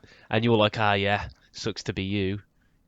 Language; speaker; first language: English; native; English